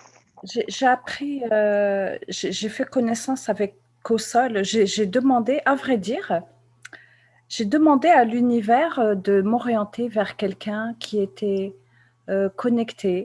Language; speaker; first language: French; non-native, local second language; Kabyle